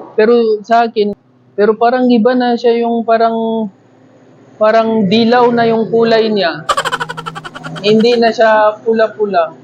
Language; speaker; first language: Filipino; non-native, learner; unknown